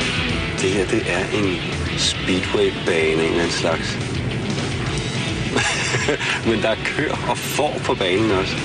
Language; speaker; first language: Danish; native; Danish